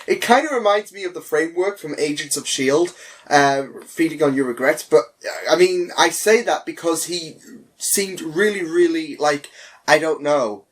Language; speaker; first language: English; native; English